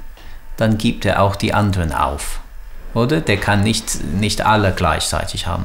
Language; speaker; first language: German; non-native, fluent; English